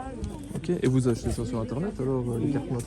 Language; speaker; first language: French; native; French